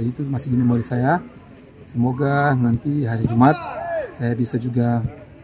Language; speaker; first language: Indonesian; non-native, fluent; Portuguese